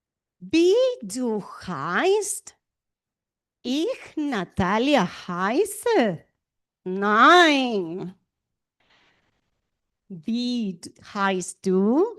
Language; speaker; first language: German; non-native, learner; Spanish